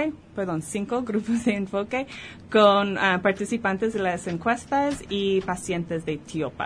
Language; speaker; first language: Spanish; early bilingual, heritage; Spanish